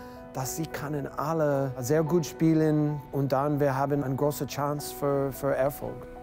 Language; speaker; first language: German; non-native, learner; English